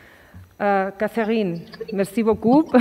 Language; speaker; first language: French; non-native, fluent; Catalan